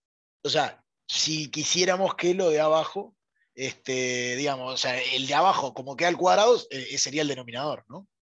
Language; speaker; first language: Spanish; native; Spanish